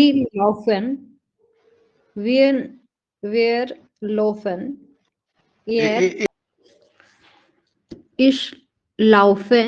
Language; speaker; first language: German; non-native, learner; Hindi